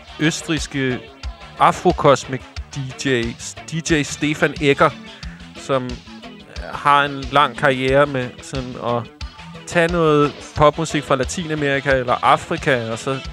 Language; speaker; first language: Danish; native; Danish